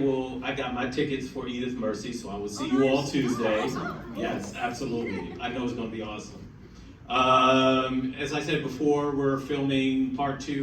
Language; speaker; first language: English; native; English